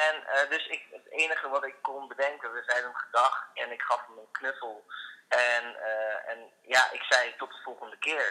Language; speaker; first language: Dutch; native; Dutch